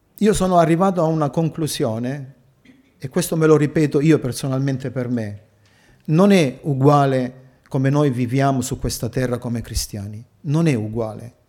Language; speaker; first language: Italian; early bilingual, heritage; Italian